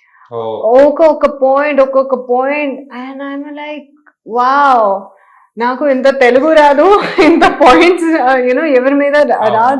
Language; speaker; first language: Telugu; non-native, local second language; Hindi